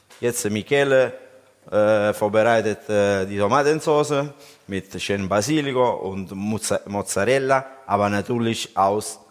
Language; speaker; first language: German; non-native, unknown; Italian